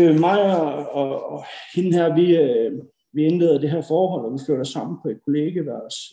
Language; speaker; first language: Danish; early bilingual, other home language; Norwegian